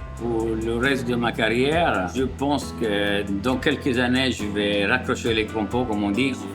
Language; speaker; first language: French; non-native, fluent; Italian